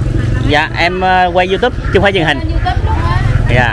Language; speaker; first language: Vietnamese; native; Vietnamese